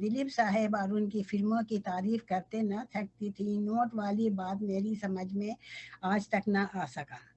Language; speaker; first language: Urdu; native; Urdu